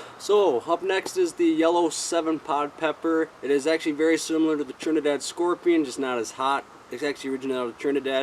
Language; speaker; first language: English; native; English